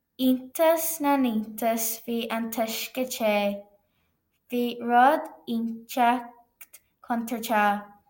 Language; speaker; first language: Irish; native; Irish